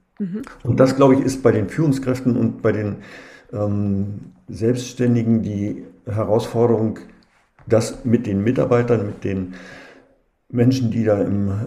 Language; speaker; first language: German; native; German